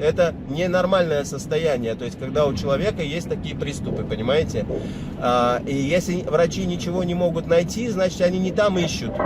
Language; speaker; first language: Russian; native; Russian